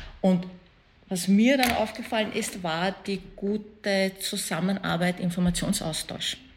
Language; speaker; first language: German; early bilingual, other home language; Persian